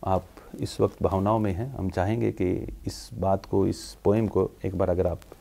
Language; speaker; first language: Hindi; native; Hindi